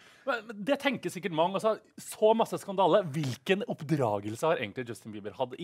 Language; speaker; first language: Norwegian; native; Norwegian